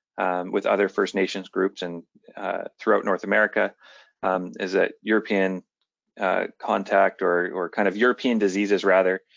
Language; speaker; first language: English; native; English